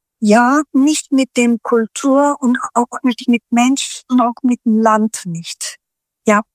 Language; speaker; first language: German; early bilingual, other home language; Turkish